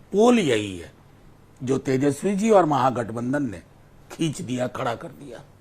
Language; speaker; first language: Hindi; non-native, local second language; Maithili